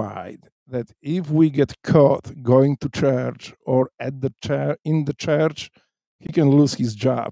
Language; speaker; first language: English; non-native, fluent; Polish